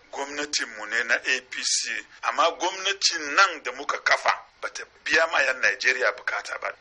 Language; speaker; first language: Hausa; non-native, local second language; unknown